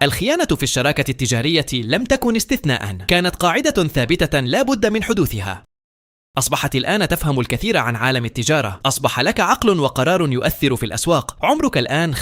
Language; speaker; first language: Arabic; native; Arabic